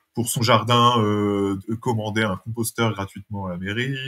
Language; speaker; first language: French; native; French